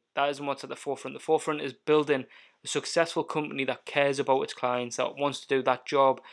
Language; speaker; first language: English; native; English